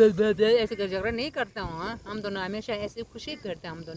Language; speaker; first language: Hindi; non-native, local second language; Tibetan